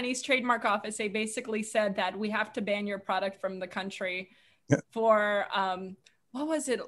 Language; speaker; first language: English; native; English